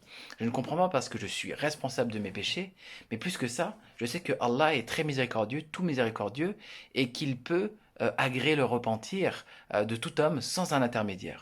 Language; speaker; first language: French; native; French